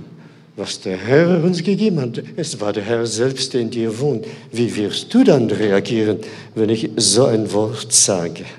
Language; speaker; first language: German; non-native, fluent; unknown